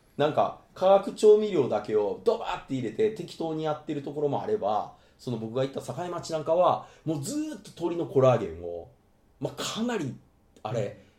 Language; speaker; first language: Japanese; native; Japanese